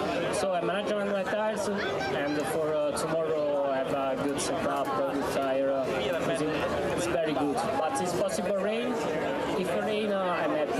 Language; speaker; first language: English; non-native, learner; Italian